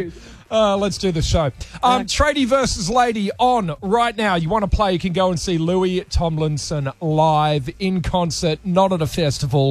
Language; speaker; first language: English; native; English